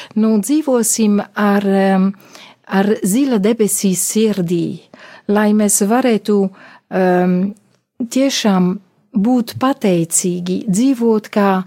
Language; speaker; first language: Latvian; non-native, fluent; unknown